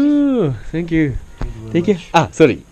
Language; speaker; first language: English; non-native, learner; Japanese